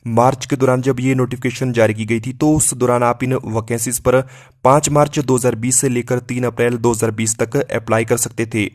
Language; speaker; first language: Hindi; native; Hindi